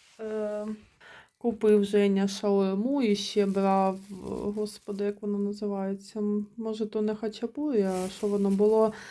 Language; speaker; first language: Ukrainian; non-native, local second language; Russian